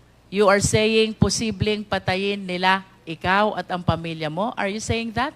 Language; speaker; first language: English; non-native, local second language; Filipino